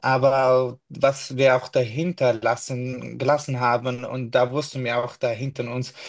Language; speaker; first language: German; non-native, fluent; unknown